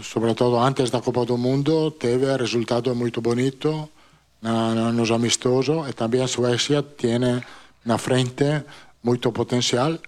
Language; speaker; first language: Portuguese; non-native, fluent; Italian